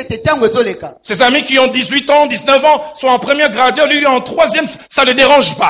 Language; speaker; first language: French; non-native, local second language; Lingala